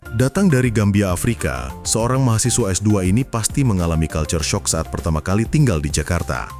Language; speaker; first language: Indonesian; native; Indonesian